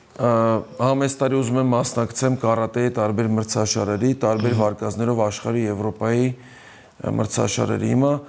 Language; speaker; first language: Armenian; early bilingual, heritage; Armenian